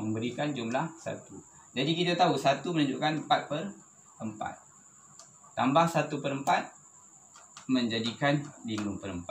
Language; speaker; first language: Malay; native; Malay